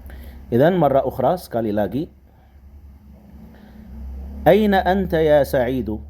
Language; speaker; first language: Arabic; non-native, fluent; Indonesian